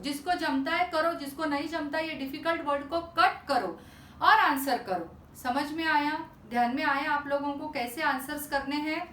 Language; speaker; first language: Hindi; non-native, local second language; Marathi